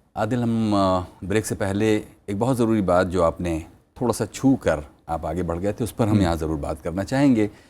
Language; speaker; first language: Hindi; native; Hindi